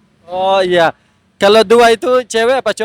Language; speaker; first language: Indonesian; non-native, fluent; Persian